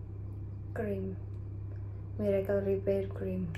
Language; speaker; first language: English; non-native, learner; Indonesian